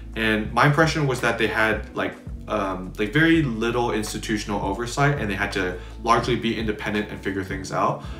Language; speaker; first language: English; native; English